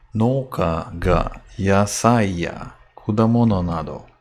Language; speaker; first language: Japanese; non-native, learner; English